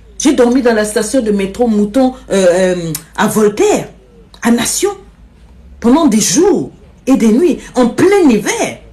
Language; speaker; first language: French; non-native, local second language; Lingala